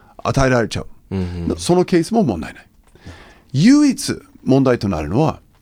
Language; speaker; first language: Japanese; non-native, fluent; English